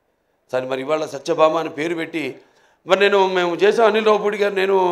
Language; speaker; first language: Telugu; native; Telugu